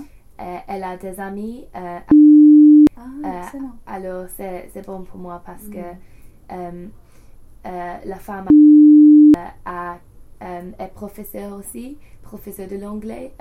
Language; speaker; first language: French; non-native, learner; English